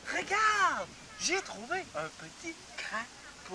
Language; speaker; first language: French; native; French